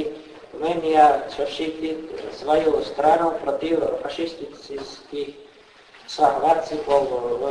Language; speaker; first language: Russian; non-native, fluent; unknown